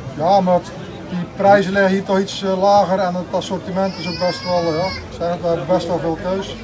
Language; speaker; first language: Dutch; native; Dutch